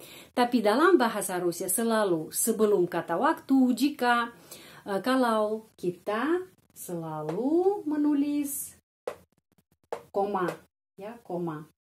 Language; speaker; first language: Indonesian; non-native, fluent; Russian